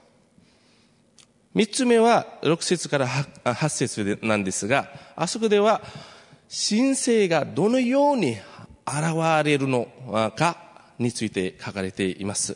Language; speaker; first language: Japanese; non-native, fluent; Nepali